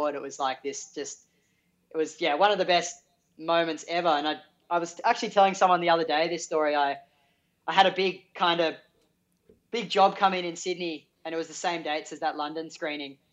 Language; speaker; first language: English; native; English